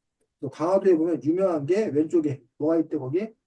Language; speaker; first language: Korean; native; Korean